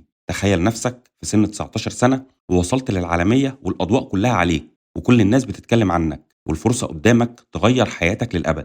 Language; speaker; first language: Arabic; native; Arabic